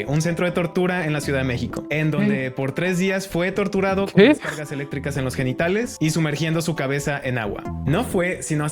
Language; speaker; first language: Spanish; native; Spanish